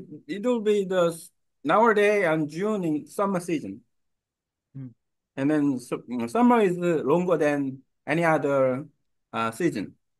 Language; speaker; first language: English; non-native, learner; Korean